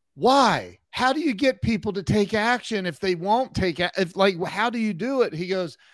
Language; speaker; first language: English; native; English